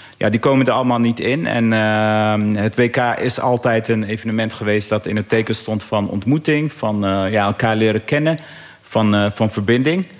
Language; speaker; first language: Dutch; early bilingual, other home language; Arabic